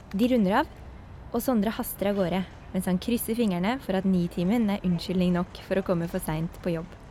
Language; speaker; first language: Norwegian; native; Norwegian